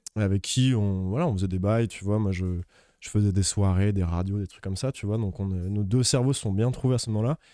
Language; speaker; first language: French; native; French